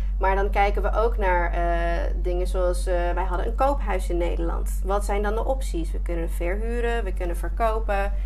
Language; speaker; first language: Dutch; non-native, fluent; English